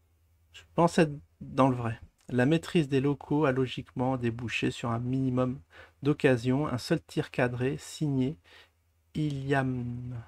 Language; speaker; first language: French; native; French